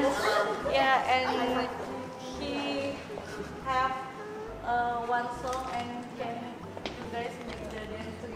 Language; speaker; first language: English; non-native, learner; Indonesian